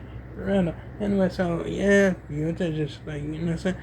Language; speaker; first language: English; native; English